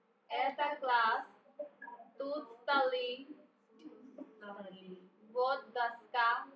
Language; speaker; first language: Russian; non-native, learner; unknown